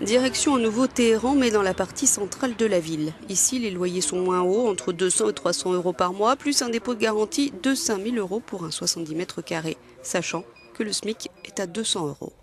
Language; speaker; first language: French; native; French